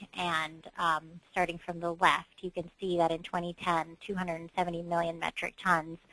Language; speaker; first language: English; native; English